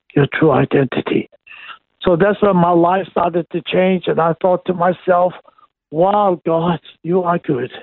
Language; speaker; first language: English; non-native, local second language; Cantonese